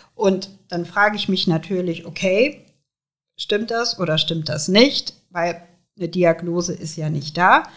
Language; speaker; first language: German; early bilingual, other home language; Serbian